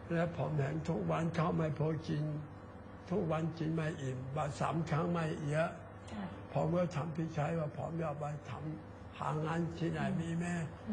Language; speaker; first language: Thai; non-native, learner; Chinese